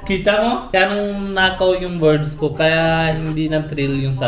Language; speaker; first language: Filipino; non-native, learner; Hindi